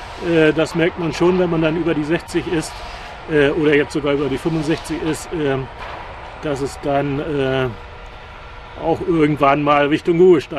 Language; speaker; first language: German; native; German